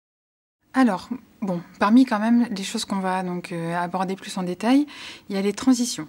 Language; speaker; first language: French; native; French